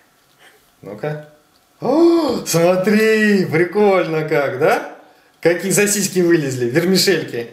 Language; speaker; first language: Russian; native; Russian